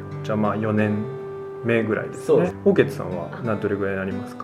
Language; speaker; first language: Japanese; native; Japanese